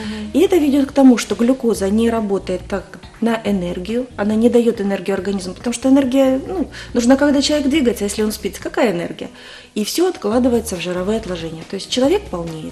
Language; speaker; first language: Russian; native; Russian